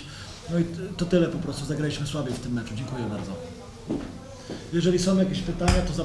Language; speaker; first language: Polish; native; Polish